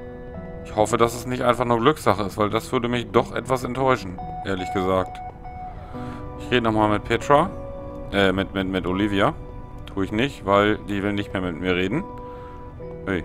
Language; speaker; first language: German; native; German